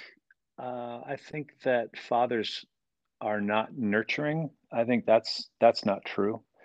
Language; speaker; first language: English; native; English